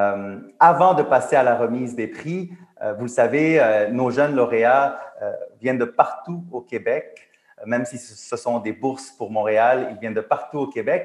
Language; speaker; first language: French; native; French